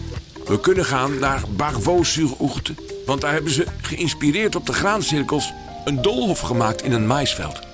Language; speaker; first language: Dutch; native; Dutch